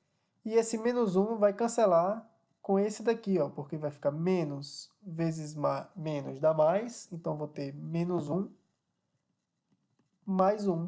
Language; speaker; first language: Portuguese; native; Portuguese